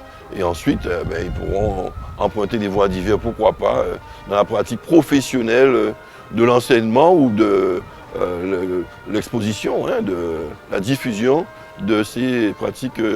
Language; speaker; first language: French; native; French